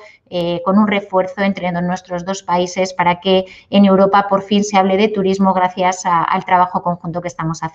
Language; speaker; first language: Spanish; native; Spanish